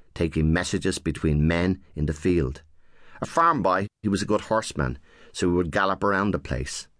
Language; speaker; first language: English; native; English